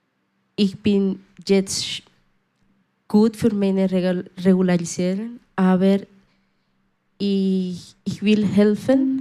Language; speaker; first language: German; non-native, learner; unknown